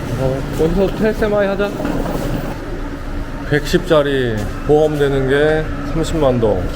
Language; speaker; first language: Korean; native; Korean